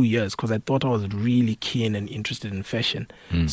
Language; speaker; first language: English; non-native, local second language; North Ndebele